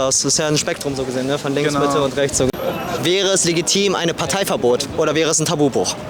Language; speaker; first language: German; native; German